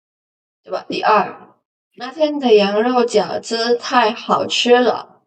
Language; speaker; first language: Chinese; non-native, fluent; Indonesian